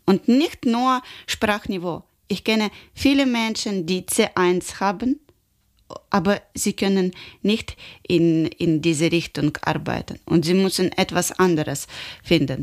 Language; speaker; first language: German; non-native, learner; Ukrainian